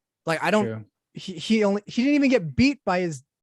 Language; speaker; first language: English; native; English